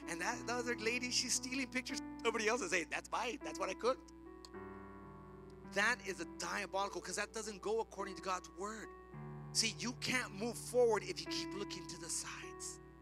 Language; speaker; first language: English; early bilingual, other home language; Spanish